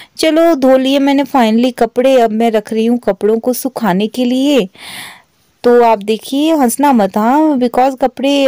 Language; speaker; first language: Hindi; native; Hindi